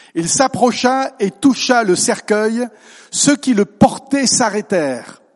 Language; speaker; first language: French; native; French